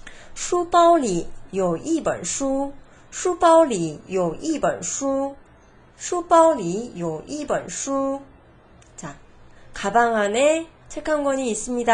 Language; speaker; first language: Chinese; non-native, fluent; Korean